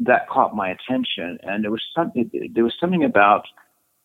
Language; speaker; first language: English; native; English